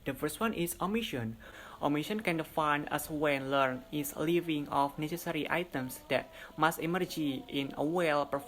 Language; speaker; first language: English; non-native, learner; Indonesian